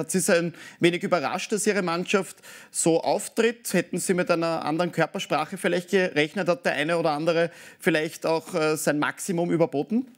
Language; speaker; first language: German; native; German